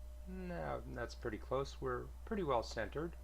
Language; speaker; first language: English; native; English